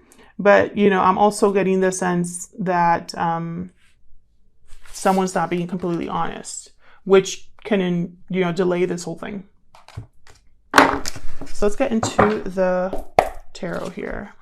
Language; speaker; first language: English; native; English